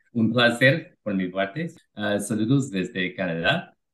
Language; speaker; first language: Spanish; non-native, learner; English